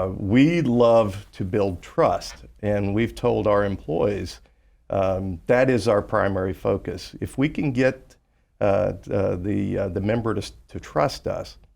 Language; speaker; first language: English; native; English